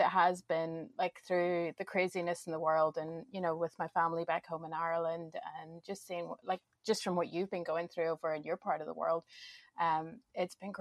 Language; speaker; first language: English; native; English